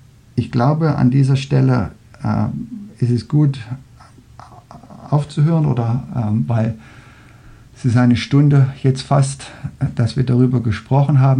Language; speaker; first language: German; non-native, fluent; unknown